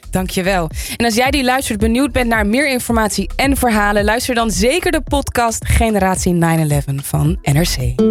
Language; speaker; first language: Dutch; native; Dutch